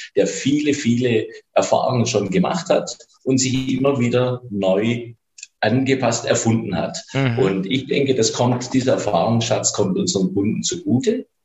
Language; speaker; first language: German; native; German